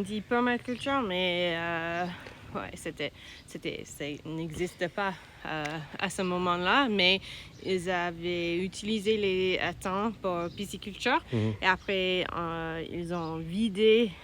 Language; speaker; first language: French; non-native, learner; English